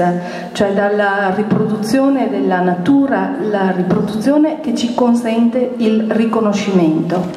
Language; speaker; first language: Italian; native; Italian